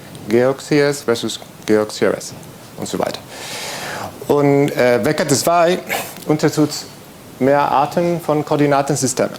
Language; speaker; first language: German; non-native, fluent; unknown